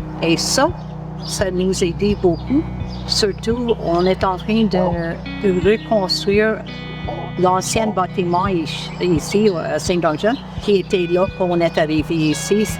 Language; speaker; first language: French; non-native, local second language; English